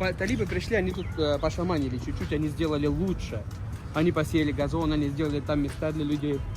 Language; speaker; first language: Russian; non-native, fluent; Persian